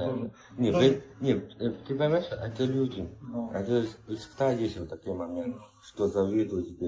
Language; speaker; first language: Russian; non-native, learner; Chinese